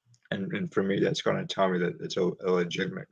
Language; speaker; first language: English; native; English